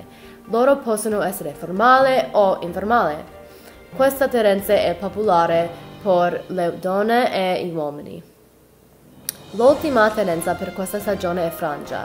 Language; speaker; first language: Italian; non-native, learner; English